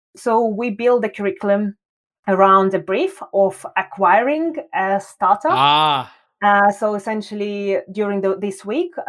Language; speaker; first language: English; non-native, fluent; Russian